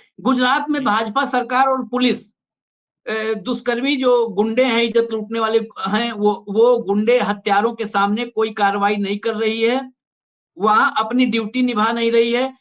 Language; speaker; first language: Hindi; native; Hindi